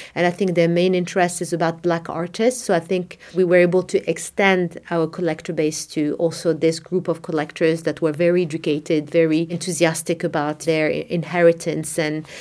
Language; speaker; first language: English; non-native, fluent; Arabic